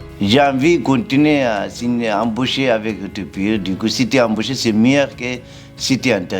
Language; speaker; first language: French; non-native, learner; Arabic